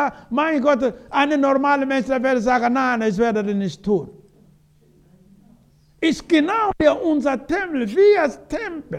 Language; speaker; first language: German; non-native, learner; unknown